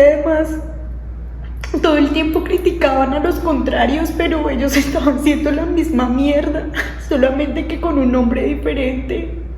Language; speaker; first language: Spanish; native; Spanish